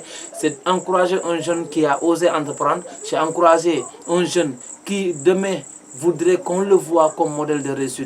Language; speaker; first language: French; non-native, local second language; Mandingo